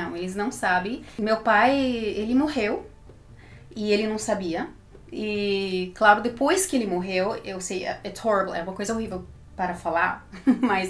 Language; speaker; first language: Portuguese; early bilingual, heritage; Portuguese